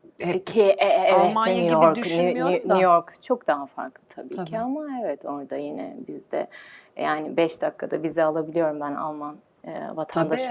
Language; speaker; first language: Turkish; early bilingual, heritage; Turkish